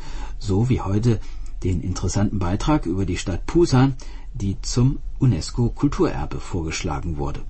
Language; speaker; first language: German; native; German